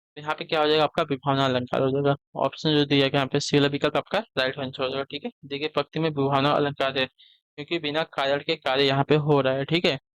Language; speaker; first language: Hindi; native; Hindi